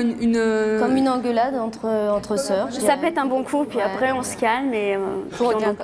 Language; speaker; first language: French; native; French